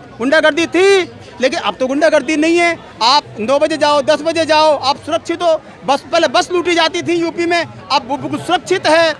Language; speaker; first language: Hindi; native; Hindi